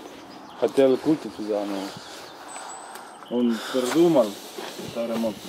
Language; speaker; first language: Russian; non-native, learner; Estonian